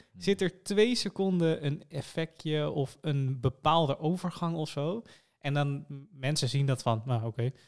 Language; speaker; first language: Dutch; native; Dutch